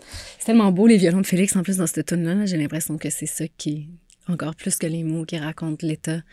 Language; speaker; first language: French; native; French